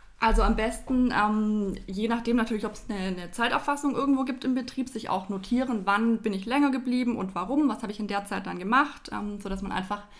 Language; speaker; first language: German; native; German